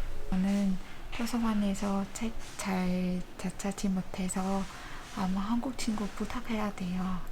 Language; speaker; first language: Korean; non-native, learner; Vietnamese